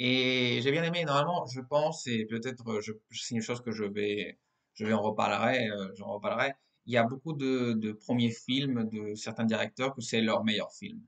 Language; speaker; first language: French; non-native, fluent; Spanish